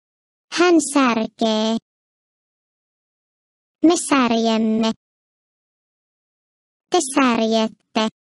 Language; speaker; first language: Finnish; non-native, fluent; Turkish